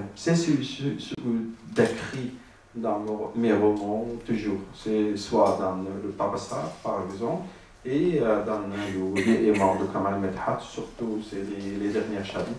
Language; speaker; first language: French; non-native, learner; Arabic